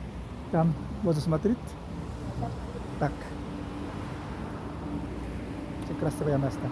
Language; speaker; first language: Russian; non-native, learner; Korean